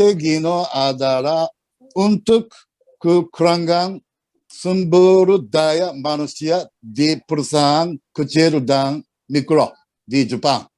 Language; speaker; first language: Indonesian; non-native, learner; Japanese